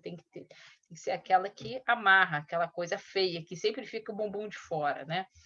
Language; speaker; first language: Portuguese; native; Portuguese